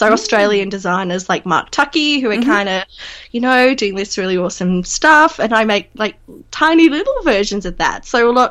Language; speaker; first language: English; native; English